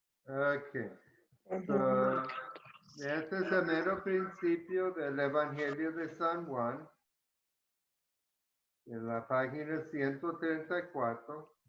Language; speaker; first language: Spanish; early bilingual, heritage; Spanish